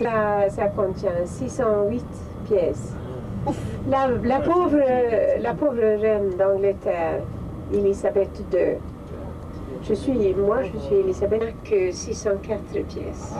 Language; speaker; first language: French; non-native, fluent; Swedish